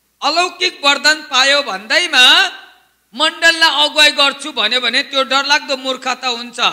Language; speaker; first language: Nepali; native; Nepali